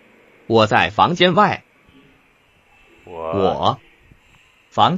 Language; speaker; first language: Chinese; non-native, learner; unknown